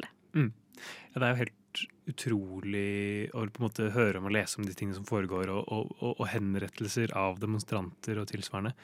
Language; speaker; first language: Norwegian; native; Norwegian